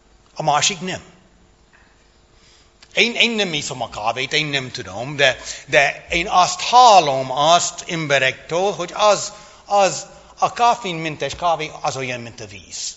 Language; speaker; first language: Hungarian; non-native, fluent; English